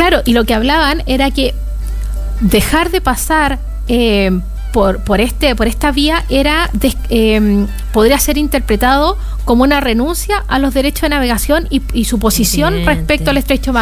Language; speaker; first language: Spanish; native; Spanish